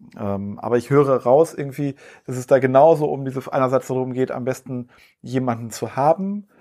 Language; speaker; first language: German; native; German